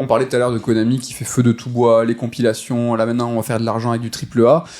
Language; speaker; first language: French; native; French